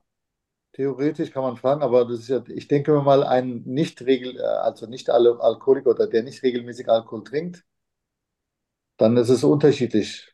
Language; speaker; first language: German; non-native, fluent; Turkish